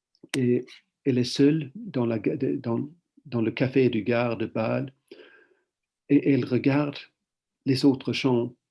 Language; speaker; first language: French; non-native, fluent; Swedish